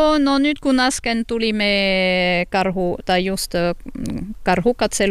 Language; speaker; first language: Finnish; non-native, learner; French